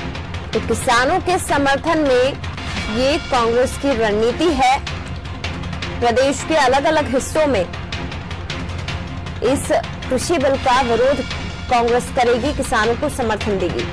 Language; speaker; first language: Hindi; native; Hindi